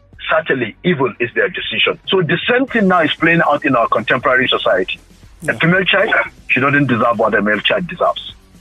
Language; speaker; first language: English; non-native, local second language; Hausa